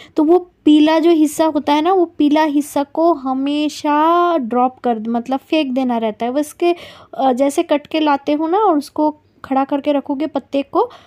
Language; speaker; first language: Hindi; non-native, local second language; Bangla